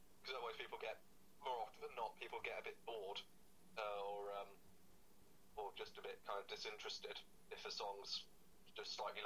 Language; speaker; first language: English; native; English